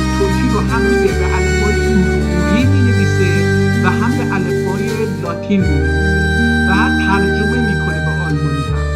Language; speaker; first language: Persian; non-native, local second language; Azerbaijani